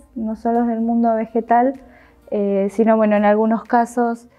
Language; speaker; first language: Spanish; native; Spanish